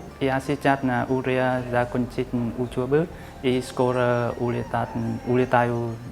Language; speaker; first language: Russian; non-native, fluent; Vietnamese